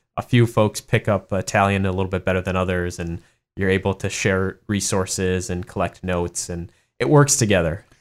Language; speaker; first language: English; native; English